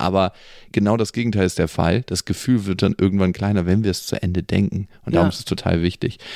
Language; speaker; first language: German; native; German